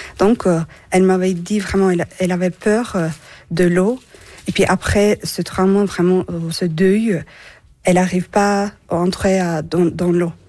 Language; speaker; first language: French; non-native, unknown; Turkish